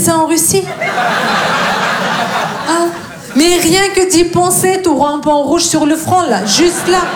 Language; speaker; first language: French; non-native, fluent; Russian